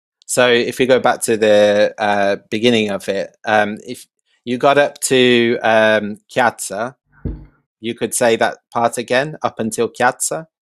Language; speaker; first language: English; early bilingual, other home language; Albanian